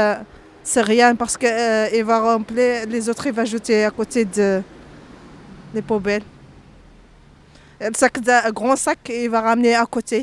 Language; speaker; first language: French; non-native, learner; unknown